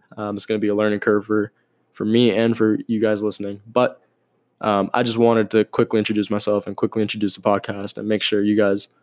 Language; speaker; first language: English; native; English